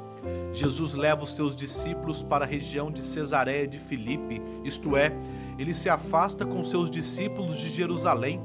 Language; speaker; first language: Portuguese; native; Portuguese